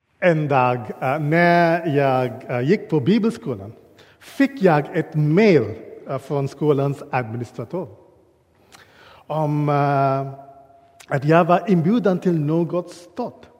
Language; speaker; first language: Swedish; non-native, learner; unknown